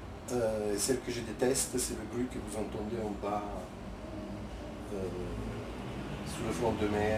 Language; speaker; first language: French; non-native, fluent; Italian